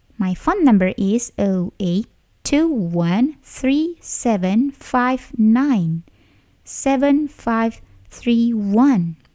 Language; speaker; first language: English; non-native, learner; Indonesian